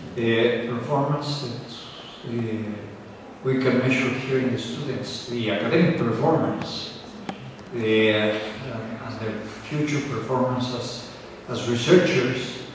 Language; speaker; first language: English; non-native, fluent; Spanish